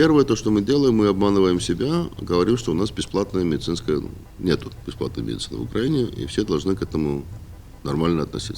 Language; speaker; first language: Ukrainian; non-native, learner; Georgian